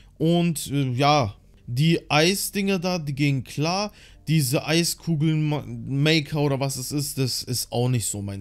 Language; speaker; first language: German; native; German